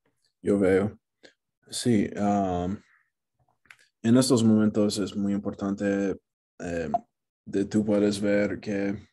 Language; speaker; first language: Spanish; non-native, learner; English